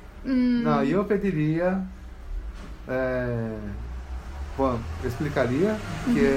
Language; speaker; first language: Spanish; non-native, learner; Portuguese